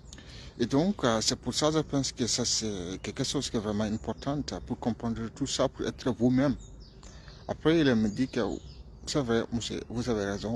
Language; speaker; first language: French; non-native, fluent; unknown